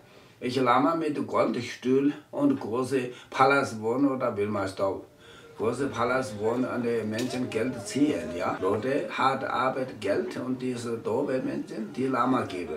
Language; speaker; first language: German; non-native, learner; Tibetan